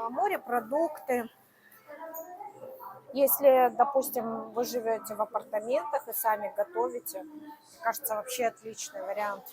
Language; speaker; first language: Russian; native; Russian